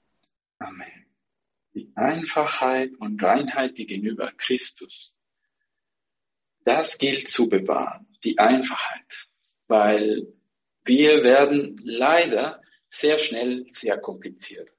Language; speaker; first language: German; non-native, fluent; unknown